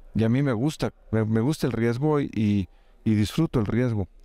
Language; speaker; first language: Spanish; native; Spanish